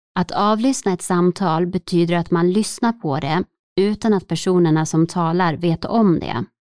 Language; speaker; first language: Swedish; native; Swedish